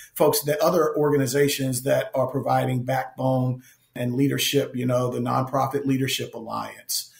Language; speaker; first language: English; native; English